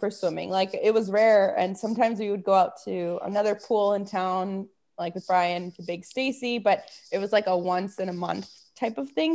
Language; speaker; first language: English; native; English